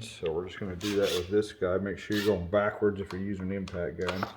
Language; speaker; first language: English; native; English